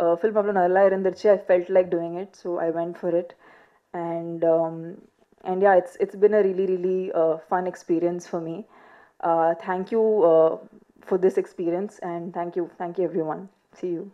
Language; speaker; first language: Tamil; non-native, learner; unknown